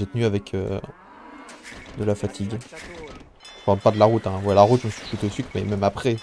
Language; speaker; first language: French; native; French